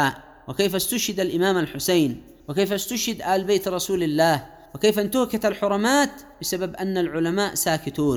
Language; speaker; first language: Arabic; native; Arabic